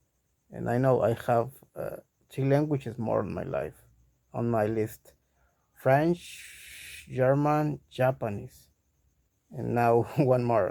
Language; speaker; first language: English; non-native, learner; Spanish